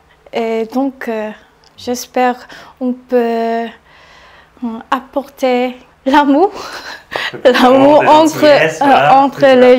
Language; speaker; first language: French; non-native, learner; Korean